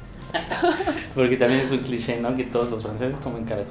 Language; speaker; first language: Spanish; native; Spanish